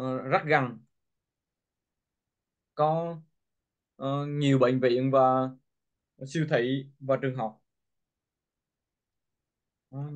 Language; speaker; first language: Vietnamese; non-native, learner; Korean